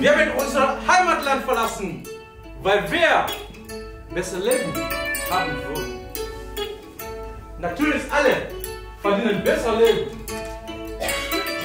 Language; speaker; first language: German; non-native, learner; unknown